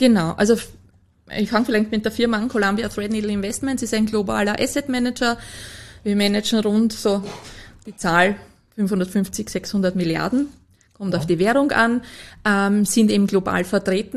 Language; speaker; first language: German; native; German